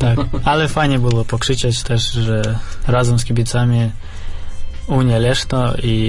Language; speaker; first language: Polish; non-native, fluent; Russian